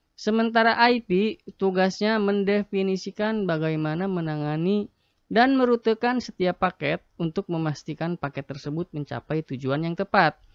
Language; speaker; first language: Indonesian; native; Indonesian